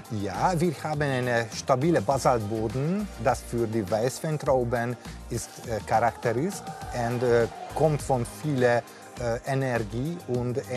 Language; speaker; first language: German; non-native, learner; Hungarian